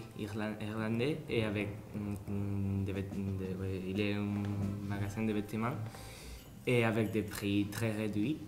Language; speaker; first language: French; non-native, learner; Spanish